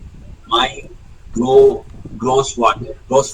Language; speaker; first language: German; non-native, learner; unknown